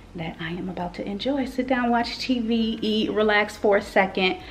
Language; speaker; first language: English; native; English